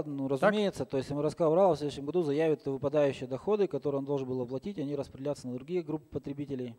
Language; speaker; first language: Russian; native; Russian